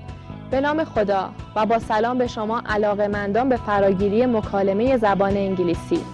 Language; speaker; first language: Persian; native; Persian